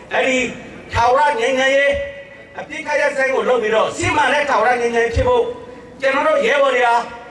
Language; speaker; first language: Burmese; non-native, local second language; S'gaw Karen